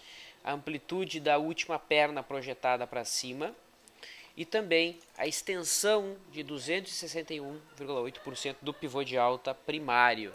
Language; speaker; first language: Portuguese; native; Portuguese